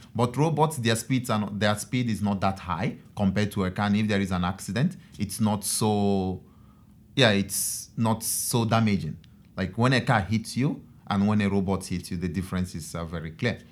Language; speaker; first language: English; non-native, local second language; Igbo